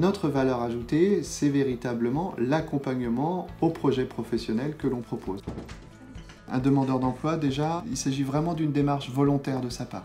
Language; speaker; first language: French; native; French